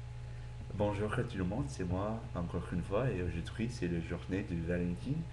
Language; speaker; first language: French; non-native, fluent; English